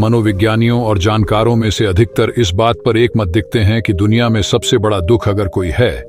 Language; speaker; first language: Hindi; native; Hindi